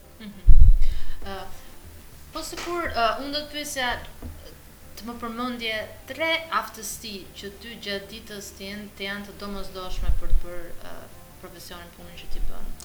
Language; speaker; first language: Albanian; native; Albanian